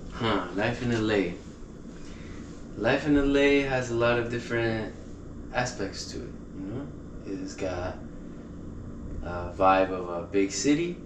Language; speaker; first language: English; early bilingual, other home language; Spanish